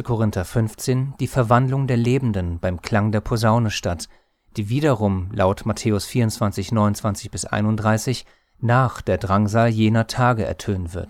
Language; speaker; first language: German; native; German